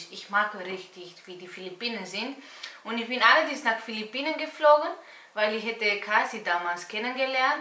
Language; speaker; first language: German; non-native, fluent; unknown